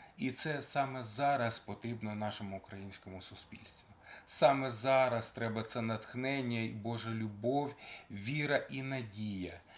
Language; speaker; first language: Ukrainian; native; Ukrainian